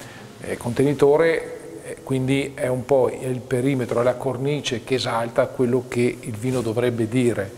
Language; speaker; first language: Italian; native; Italian